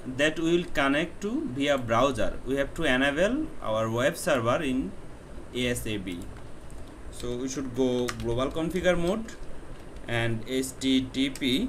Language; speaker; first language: English; non-native, local second language; Bangla